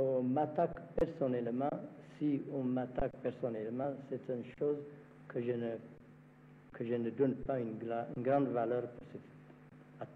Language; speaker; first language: French; non-native, fluent; Amharic